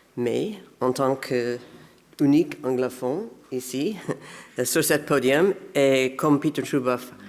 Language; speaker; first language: French; non-native, fluent; English